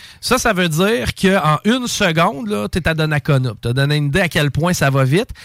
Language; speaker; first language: French; native; French